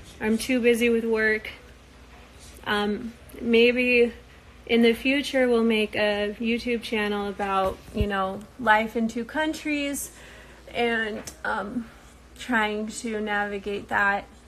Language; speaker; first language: English; native; English